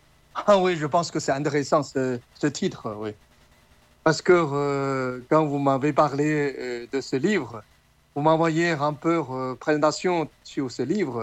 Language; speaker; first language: French; non-native, learner; Chinese